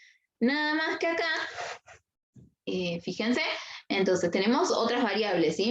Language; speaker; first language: Spanish; native; Spanish